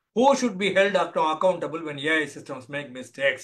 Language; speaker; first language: English; non-native, local second language; Tamil